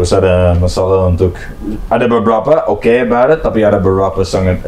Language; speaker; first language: Indonesian; non-native, learner; English